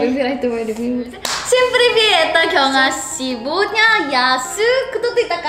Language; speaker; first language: Russian; non-native, learner; Korean